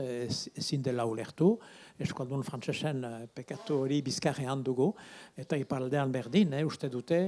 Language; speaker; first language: Basque; native; Basque